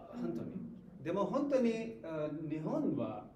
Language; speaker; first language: Japanese; non-native, learner; Hindi